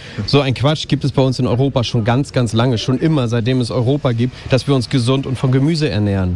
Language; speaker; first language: German; native; German